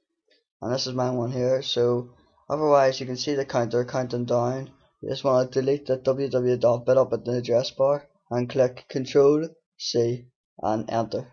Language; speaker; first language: English; native; English